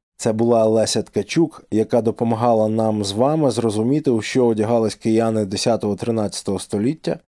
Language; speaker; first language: Ukrainian; native; Ukrainian